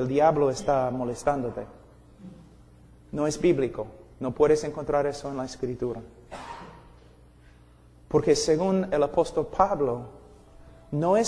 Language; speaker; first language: Spanish; non-native, fluent; English